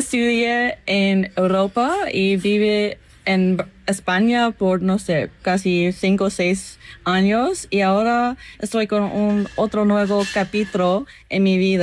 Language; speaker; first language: Spanish; non-native, fluent; English